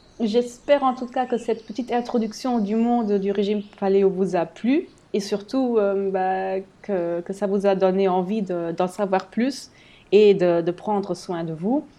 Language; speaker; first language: French; non-native, fluent; German